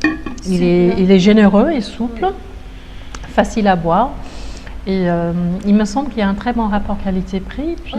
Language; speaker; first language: French; native; French